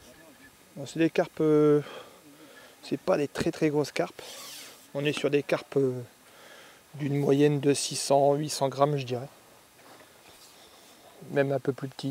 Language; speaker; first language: French; native; French